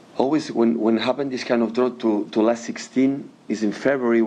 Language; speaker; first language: English; non-native, fluent; Catalan